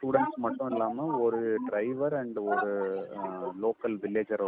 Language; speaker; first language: Tamil; native; Tamil